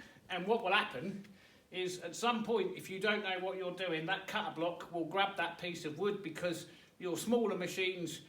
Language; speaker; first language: English; native; English